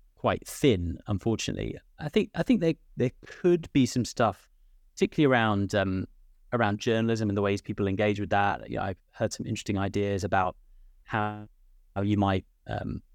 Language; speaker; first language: English; native; English